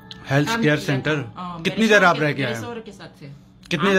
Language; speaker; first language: Urdu; native; Urdu